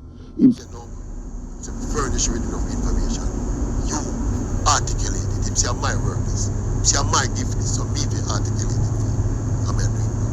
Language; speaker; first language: English; non-native, local second language; Jamaican Creole English